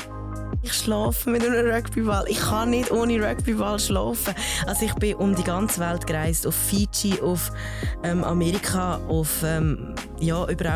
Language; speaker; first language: German; early bilingual, other home language; Spanish